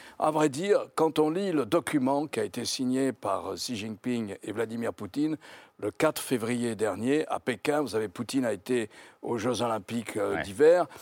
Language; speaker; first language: French; native; French